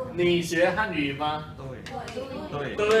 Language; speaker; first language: Chinese; non-native, fluent; Thai